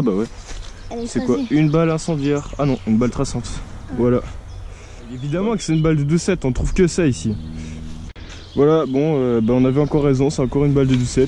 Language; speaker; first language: French; native; French